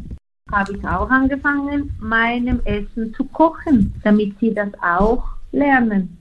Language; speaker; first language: German; non-native, fluent; Spanish